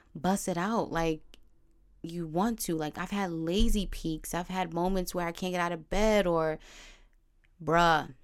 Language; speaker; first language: English; native; English